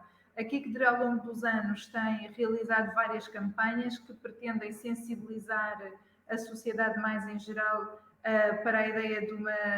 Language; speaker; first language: Portuguese; native; Portuguese